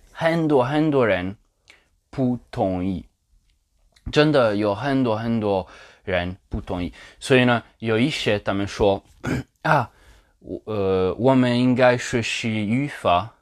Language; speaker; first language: Chinese; non-native, learner; Polish